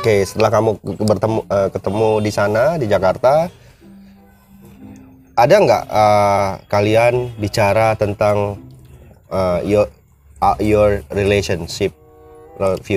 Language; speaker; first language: Indonesian; native; Indonesian